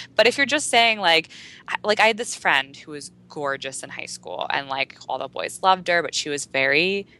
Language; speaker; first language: English; native; English